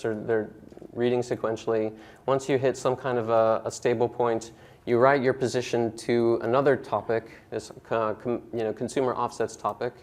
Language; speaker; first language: English; native; English